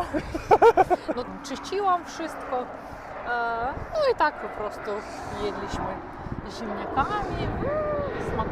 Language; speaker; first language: Polish; non-native, learner; Ukrainian